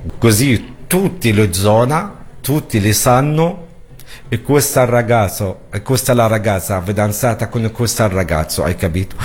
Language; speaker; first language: Italian; non-native, learner; Arabic